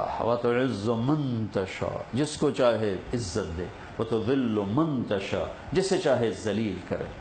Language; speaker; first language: Urdu; non-native, local second language; Punjabi